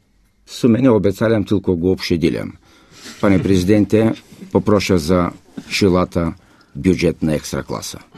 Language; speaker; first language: Polish; non-native, fluent; Bulgarian